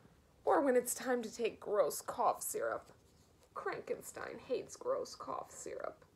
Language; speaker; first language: English; native; English